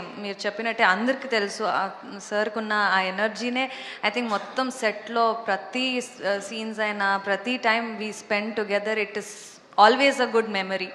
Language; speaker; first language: Telugu; non-native, fluent; Kannada